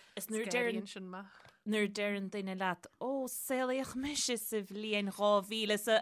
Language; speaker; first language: Irish; native; Irish